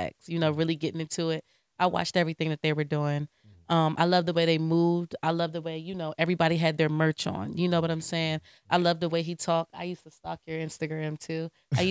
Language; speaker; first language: English; native; English